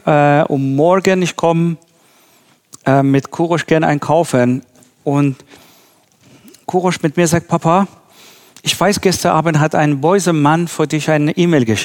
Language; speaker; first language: German; non-native, learner; Persian